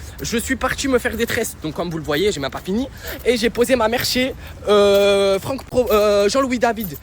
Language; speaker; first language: French; native; French